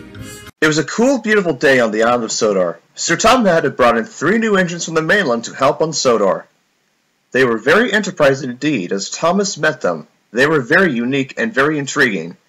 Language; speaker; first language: English; native; English